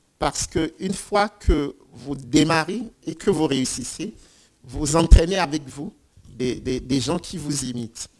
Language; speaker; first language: French; non-native, local second language; Ewe